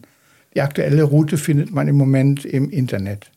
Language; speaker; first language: German; native; German